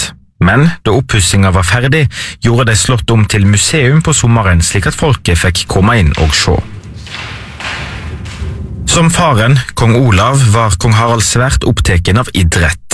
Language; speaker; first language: Norwegian; native; Norwegian